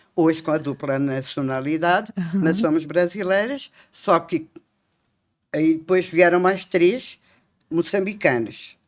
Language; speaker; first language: Portuguese; native; Portuguese